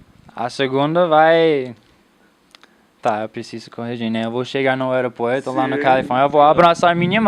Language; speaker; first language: Portuguese; non-native, fluent; English